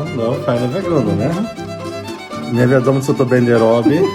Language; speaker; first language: Polish; non-native, learner; Portuguese